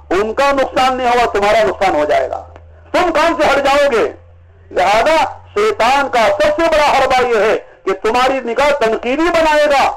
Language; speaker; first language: Urdu; native; Urdu